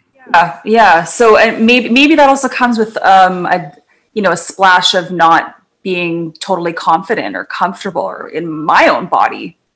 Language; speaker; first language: English; native; English